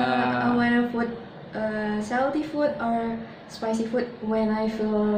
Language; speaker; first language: English; non-native, learner; Indonesian